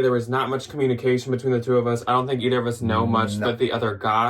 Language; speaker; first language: English; native; English